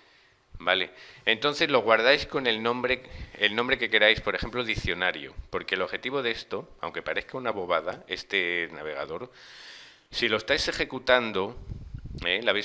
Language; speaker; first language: Spanish; native; Spanish